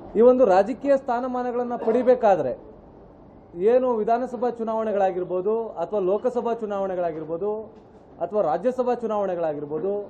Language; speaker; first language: Kannada; non-native, local second language; Lambadi